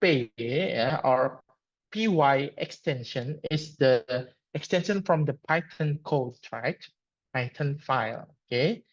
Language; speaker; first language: English; non-native, learner; Indonesian